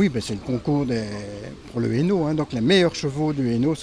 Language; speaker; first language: French; native; French